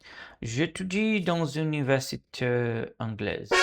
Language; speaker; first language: French; non-native, learner; Portuguese